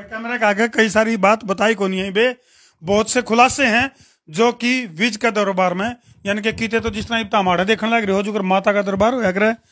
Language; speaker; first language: Hindi; native; Hindi